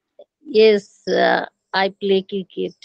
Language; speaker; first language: English; non-native, learner; Bangla